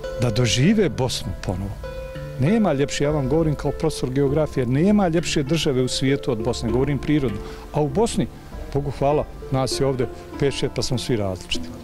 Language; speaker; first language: Serbian; native; Serbian